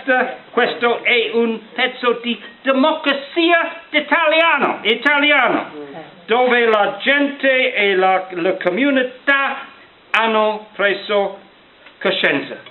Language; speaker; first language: Italian; non-native, learner; English